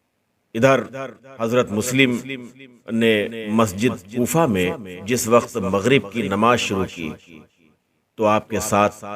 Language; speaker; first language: Urdu; native; Urdu